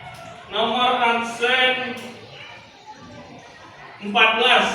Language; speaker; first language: Indonesian; native; Indonesian